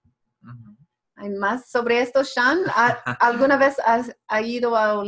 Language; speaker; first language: Spanish; non-native, fluent; English